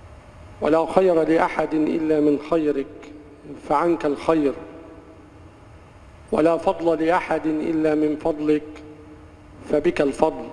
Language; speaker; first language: Arabic; native; Arabic